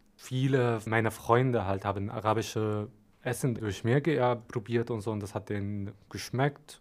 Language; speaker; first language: German; non-native, fluent; Arabic